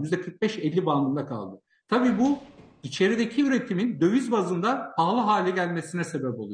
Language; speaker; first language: Turkish; native; Turkish